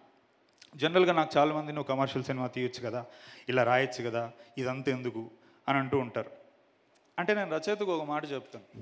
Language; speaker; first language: Telugu; native; Telugu